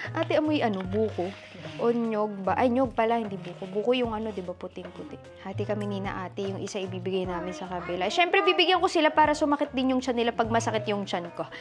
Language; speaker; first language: Filipino; native; Filipino